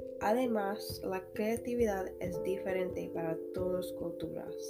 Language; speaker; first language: Spanish; non-native, learner; English